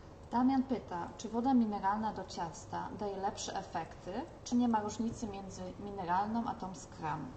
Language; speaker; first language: Polish; native; Polish